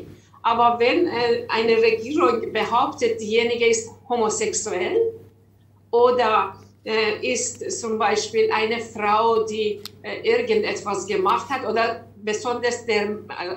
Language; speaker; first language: German; non-native, learner; Persian